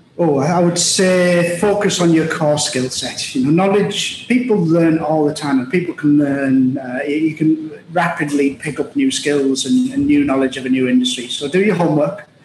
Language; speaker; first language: English; native; English